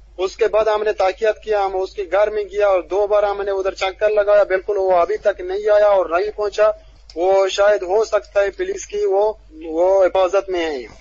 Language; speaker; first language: Urdu; non-native, local second language; Baluchi